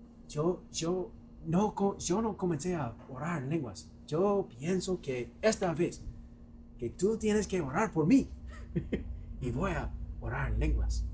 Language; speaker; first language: Spanish; non-native, fluent; English